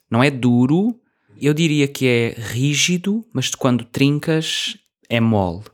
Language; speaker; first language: Portuguese; native; Portuguese